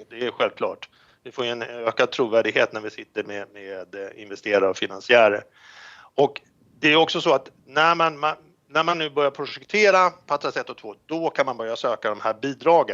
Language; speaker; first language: Swedish; native; Swedish